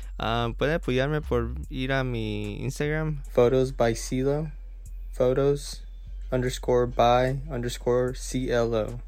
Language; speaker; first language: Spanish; early bilingual, heritage; Spanish